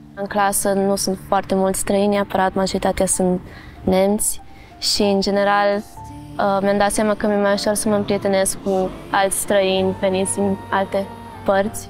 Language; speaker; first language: Romanian; native; Romanian